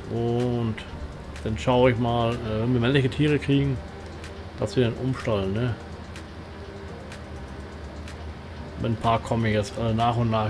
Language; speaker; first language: German; native; German